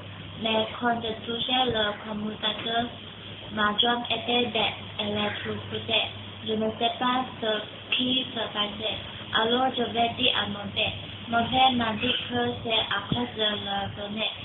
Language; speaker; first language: French; non-native, learner; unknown